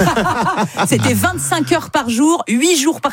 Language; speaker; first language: French; native; French